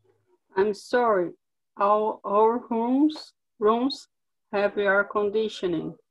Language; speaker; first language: English; non-native, learner; Portuguese